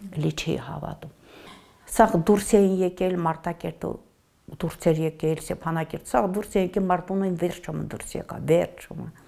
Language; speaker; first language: Armenian; native; Armenian